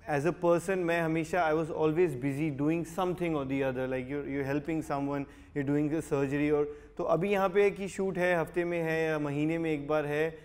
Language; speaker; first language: Hindi; native; Hindi